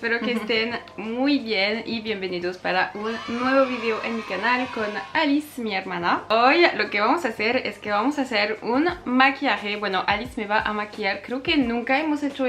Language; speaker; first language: Spanish; non-native, fluent; French